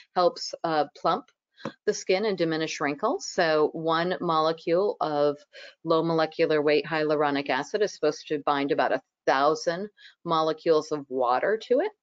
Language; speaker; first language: English; native; English